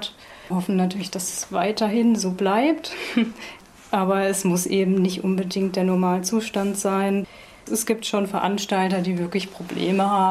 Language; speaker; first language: German; native; German